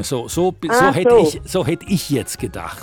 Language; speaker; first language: German; native; German